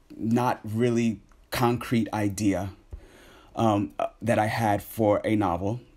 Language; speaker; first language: English; native; English